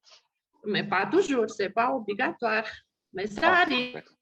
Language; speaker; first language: French; non-native, learner; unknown